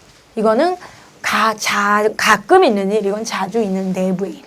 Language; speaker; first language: Korean; native; Korean